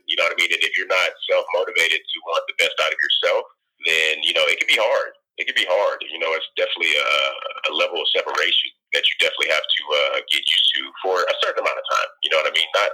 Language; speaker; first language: English; native; English